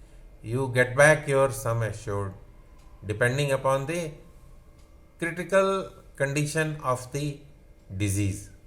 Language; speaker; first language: English; non-native, local second language; Hindi